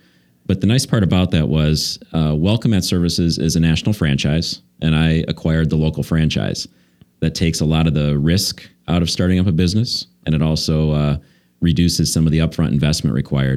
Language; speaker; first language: English; native; English